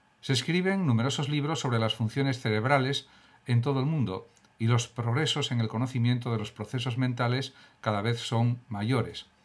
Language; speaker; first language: Spanish; native; Spanish